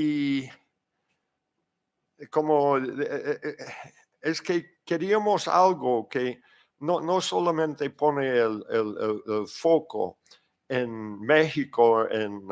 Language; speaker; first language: Spanish; non-native, fluent; English